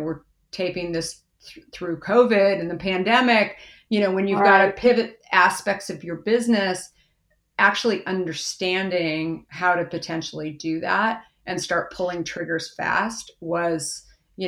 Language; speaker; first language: English; native; English